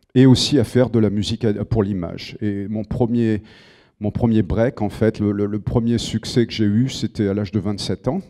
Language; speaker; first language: French; native; French